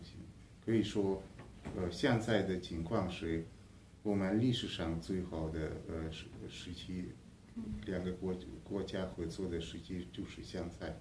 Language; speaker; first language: Chinese; non-native, fluent; Hungarian